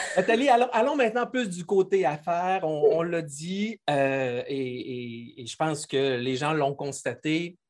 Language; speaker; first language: French; native; French